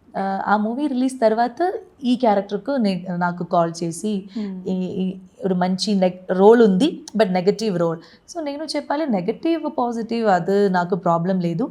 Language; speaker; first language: Telugu; non-native, learner; Malayalam